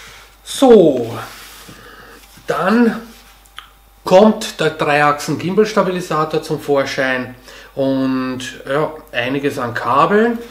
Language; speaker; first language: German; native; German